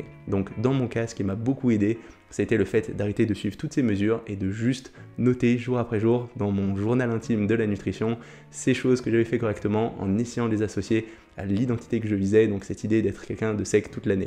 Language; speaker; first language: French; native; French